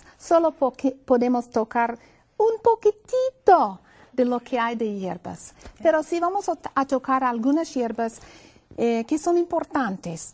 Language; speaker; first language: Spanish; non-native, fluent; English